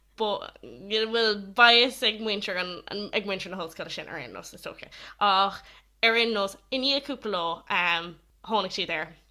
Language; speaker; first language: Irish; non-native, local second language; English